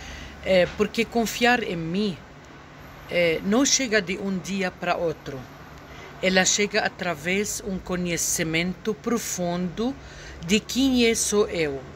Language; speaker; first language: Portuguese; non-native, fluent; Arabic